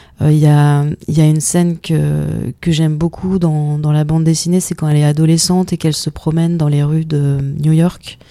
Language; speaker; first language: French; native; French